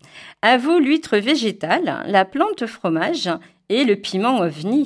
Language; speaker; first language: French; native; French